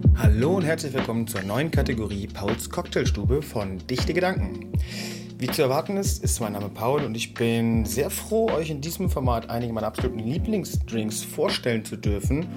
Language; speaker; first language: German; native; German